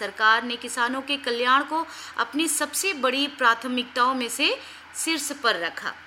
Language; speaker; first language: Hindi; non-native, local second language; Santali